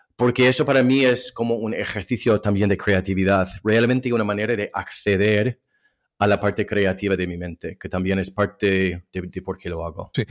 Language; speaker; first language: Spanish; non-native, fluent; English